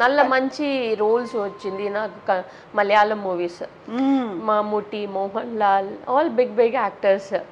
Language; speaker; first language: Telugu; non-native, fluent; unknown